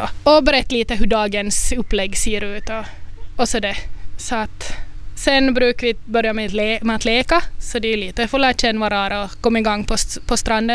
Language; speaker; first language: Swedish; native; Swedish